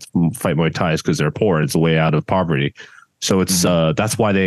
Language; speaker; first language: English; non-native, local second language; Cantonese